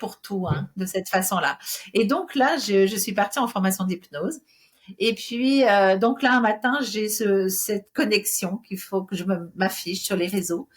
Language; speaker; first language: French; native; French